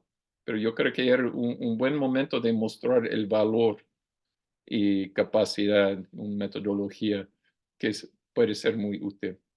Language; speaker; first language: Spanish; non-native, learner; English